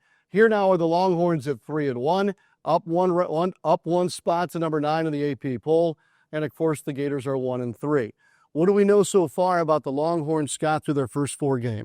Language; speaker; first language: English; native; English